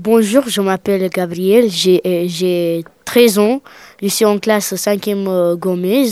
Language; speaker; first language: French; non-native, learner; Romanian